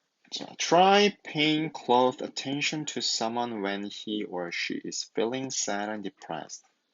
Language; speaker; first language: English; non-native, fluent; Korean